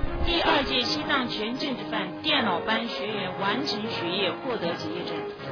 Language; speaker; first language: Chinese; native; Chinese